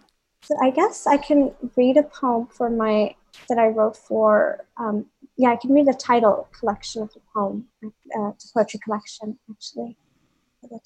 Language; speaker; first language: English; non-native, local second language; Hindi